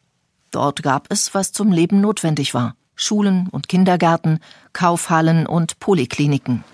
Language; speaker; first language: German; native; German